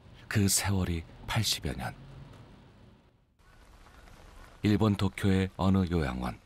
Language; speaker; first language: Korean; native; Korean